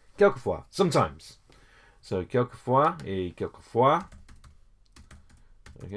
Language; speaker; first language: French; non-native, fluent; English